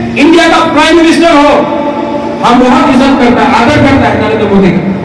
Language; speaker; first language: Hindi; non-native, local second language; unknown